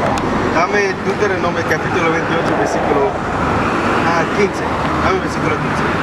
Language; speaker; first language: Spanish; non-native, fluent; English